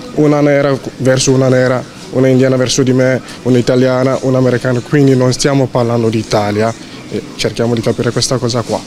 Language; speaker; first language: Italian; non-native, fluent; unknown